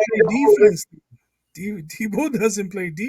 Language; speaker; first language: English; native; English